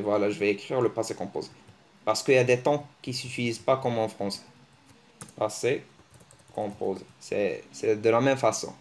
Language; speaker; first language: French; early bilingual, other home language; Arabic